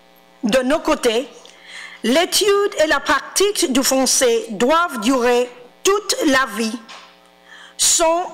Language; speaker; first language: French; non-native, fluent; English